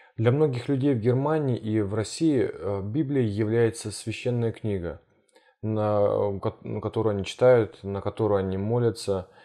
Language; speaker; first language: Russian; early bilingual, heritage; Russian